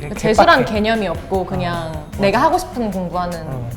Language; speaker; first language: Korean; native; Korean